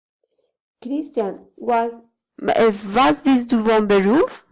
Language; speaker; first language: German; non-native, learner; Spanish